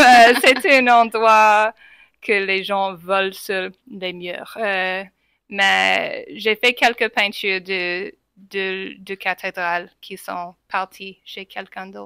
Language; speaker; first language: French; non-native, fluent; English